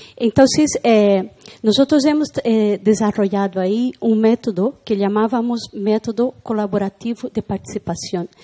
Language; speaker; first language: Spanish; non-native, learner; Portuguese